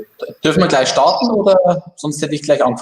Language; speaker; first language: German; native; German